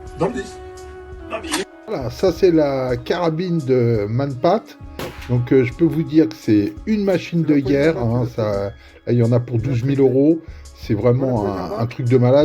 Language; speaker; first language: French; native; French